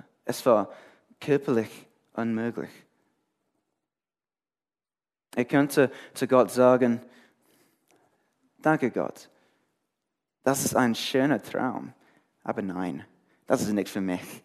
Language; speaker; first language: German; non-native, fluent; English